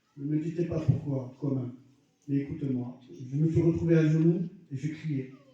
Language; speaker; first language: French; early bilingual, other home language; Arabic